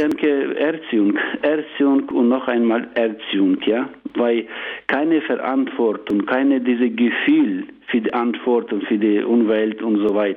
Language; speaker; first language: German; non-native, learner; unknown